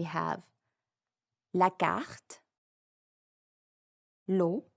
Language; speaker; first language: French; non-native, fluent; English